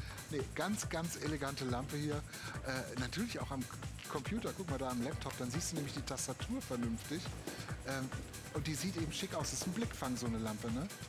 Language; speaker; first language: German; native; German